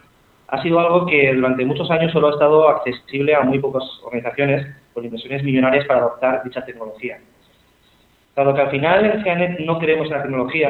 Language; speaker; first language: Spanish; native; Spanish